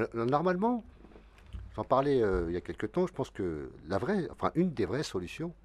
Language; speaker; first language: French; native; French